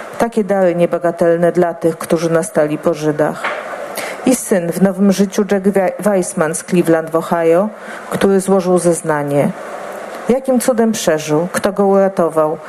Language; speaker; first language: Polish; native; Polish